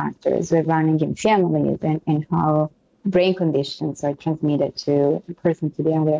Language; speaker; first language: English; non-native, fluent; Italian